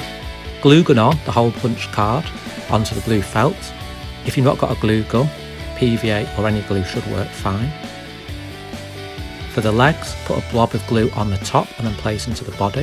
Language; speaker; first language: English; native; English